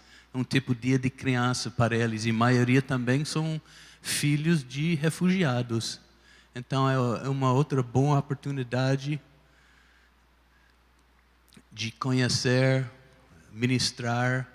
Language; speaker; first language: Portuguese; non-native, fluent; English